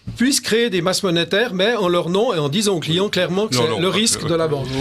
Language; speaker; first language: French; native; French